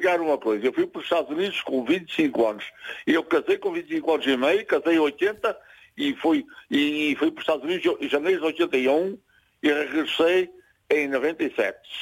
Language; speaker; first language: Portuguese; native; Portuguese